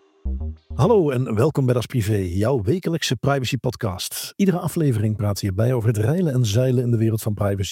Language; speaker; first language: Dutch; native; Dutch